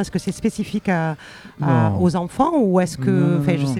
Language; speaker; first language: French; native; French